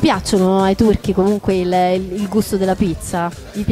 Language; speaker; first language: Italian; native; Italian